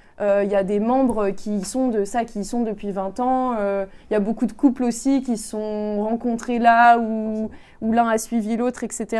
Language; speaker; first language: French; native; French